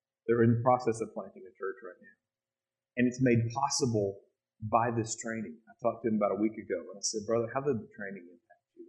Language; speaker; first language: English; native; English